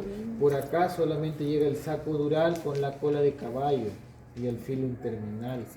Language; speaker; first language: Spanish; native; Spanish